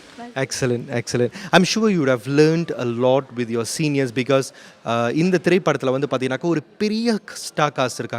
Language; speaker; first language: Tamil; native; Tamil